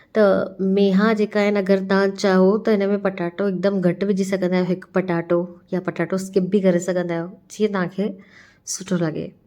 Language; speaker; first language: Sindhi; early bilingual, heritage; Sindhi